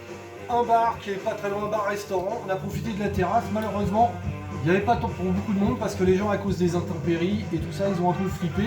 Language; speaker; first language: French; native; French